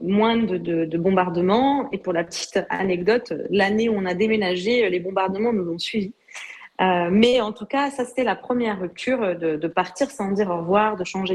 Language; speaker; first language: French; native; French